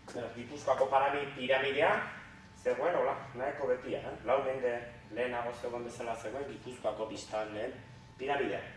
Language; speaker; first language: Basque; native; Basque